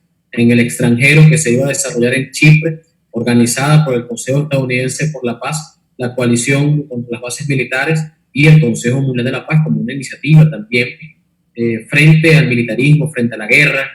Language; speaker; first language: Spanish; native; Spanish